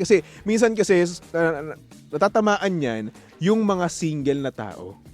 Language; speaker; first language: Filipino; native; Filipino